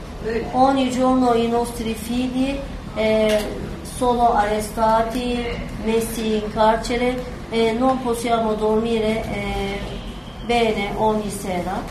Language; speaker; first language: Italian; non-native, learner; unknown